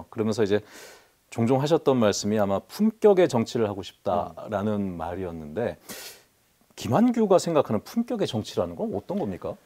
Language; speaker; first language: Korean; native; Korean